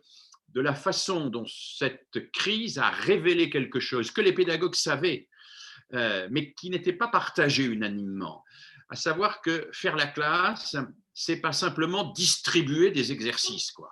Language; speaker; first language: French; native; French